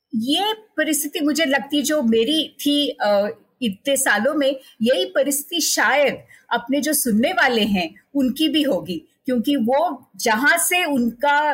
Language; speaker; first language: Hindi; non-native, local second language; Marathi